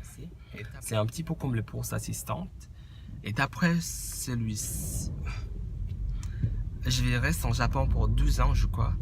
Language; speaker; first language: French; non-native, fluent; English